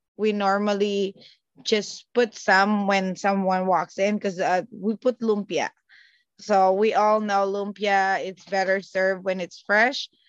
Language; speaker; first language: English; non-native, local second language; Filipino